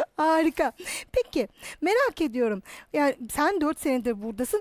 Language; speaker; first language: Turkish; native; Turkish